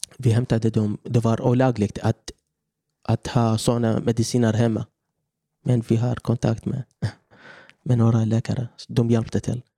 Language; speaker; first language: Swedish; non-native, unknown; Arabic